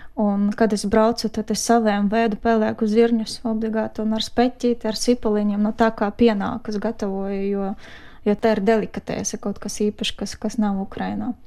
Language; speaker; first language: Latvian; non-native, fluent; Ukrainian